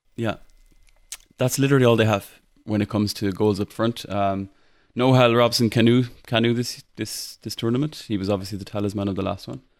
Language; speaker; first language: English; native; English